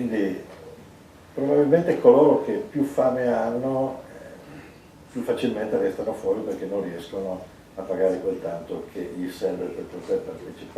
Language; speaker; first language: Italian; native; Italian